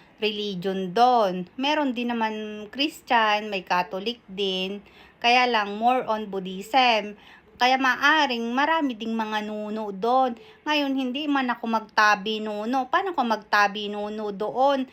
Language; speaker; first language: Filipino; non-native, local second language; Bikol